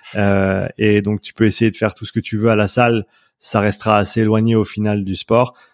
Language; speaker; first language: French; native; French